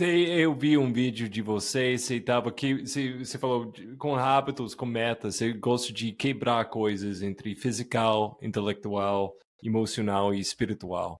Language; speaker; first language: Portuguese; non-native, fluent; English